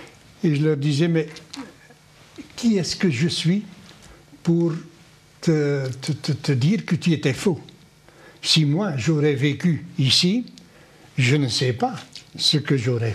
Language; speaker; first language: French; non-native, local second language; Dutch